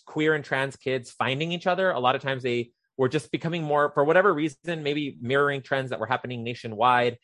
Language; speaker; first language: English; native; English